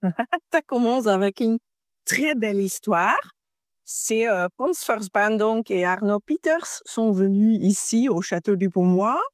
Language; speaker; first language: French; non-native, fluent; Dutch